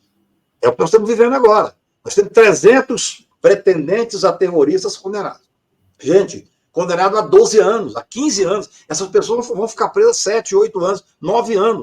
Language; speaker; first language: Portuguese; native; Portuguese